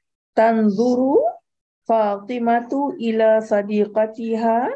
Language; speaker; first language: Arabic; non-native, learner; Malay